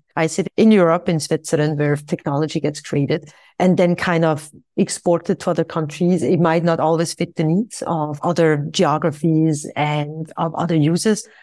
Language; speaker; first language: English; non-native, fluent; Swiss German